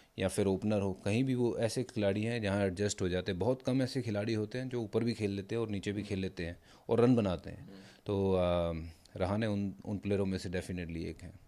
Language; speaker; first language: Hindi; non-native, local second language; Punjabi